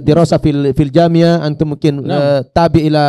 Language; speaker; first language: Arabic; non-native, fluent; Indonesian